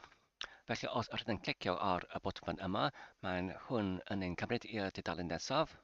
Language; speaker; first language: Welsh; non-native, learner; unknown